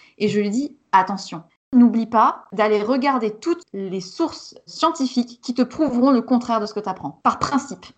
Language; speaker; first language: French; native; French